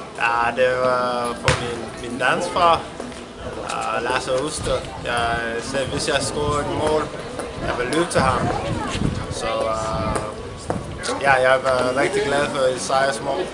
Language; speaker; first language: Danish; non-native, learner; English